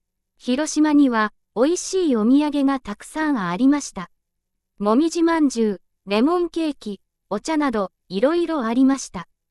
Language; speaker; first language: Japanese; non-native, fluent; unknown